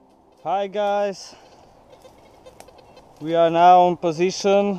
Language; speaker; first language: English; non-native, learner; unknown